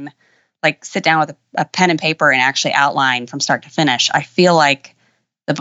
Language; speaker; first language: English; native; English